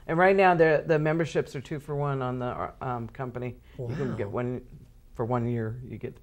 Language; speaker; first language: English; native; English